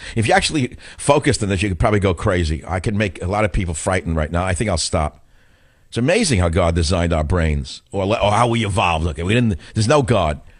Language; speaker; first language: English; native; English